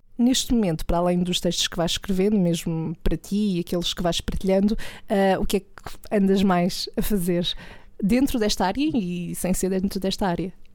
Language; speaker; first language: Portuguese; native; Portuguese